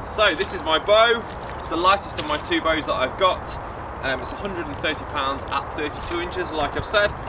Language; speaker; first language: English; native; English